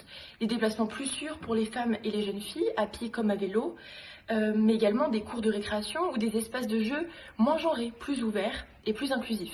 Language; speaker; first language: French; native; French